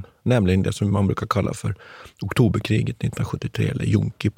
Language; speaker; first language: Swedish; native; Swedish